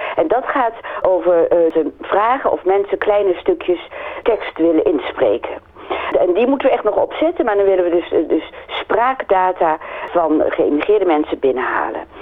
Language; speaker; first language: Dutch; native; Dutch